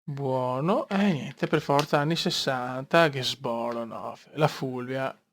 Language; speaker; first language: Italian; native; Italian